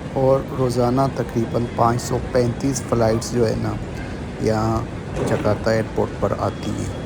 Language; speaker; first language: Urdu; non-native, local second language; Punjabi